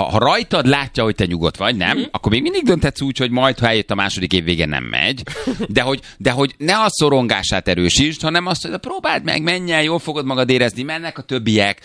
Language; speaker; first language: Hungarian; native; Hungarian